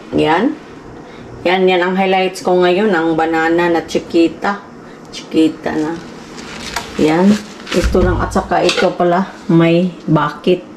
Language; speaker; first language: Filipino; non-native, local second language; Cebuano